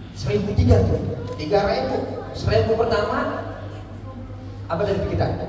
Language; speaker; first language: Indonesian; non-native, local second language; Javanese